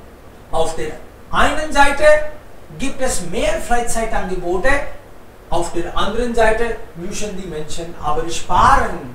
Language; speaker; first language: German; non-native, fluent; Hindi